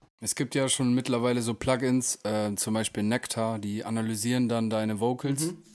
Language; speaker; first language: German; native; German